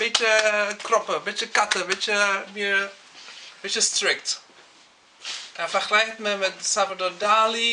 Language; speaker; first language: Dutch; non-native, fluent; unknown